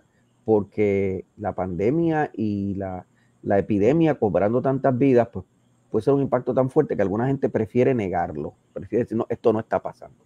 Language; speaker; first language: Spanish; native; Spanish